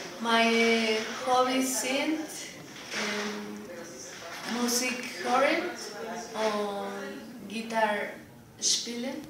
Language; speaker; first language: German; non-native, learner; Spanish